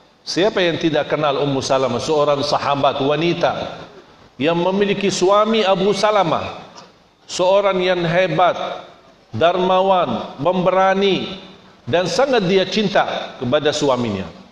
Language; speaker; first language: Indonesian; non-native, fluent; Arabic